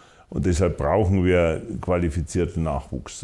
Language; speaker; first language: German; native; German